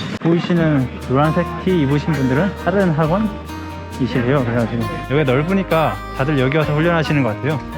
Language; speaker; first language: Korean; native; Korean